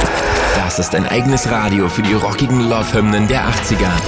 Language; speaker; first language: German; native; German